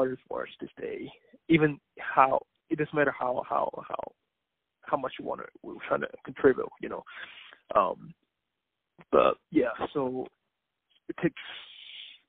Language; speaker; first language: English; non-native, local second language; Cantonese